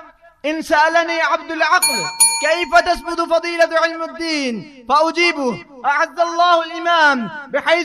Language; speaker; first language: Arabic; non-native, learner; Urdu